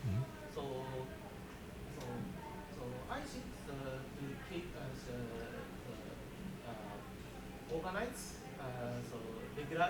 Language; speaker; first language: English; non-native, learner; Japanese